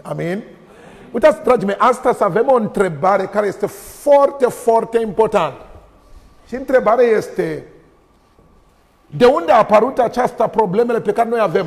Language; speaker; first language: Romanian; non-native, learner; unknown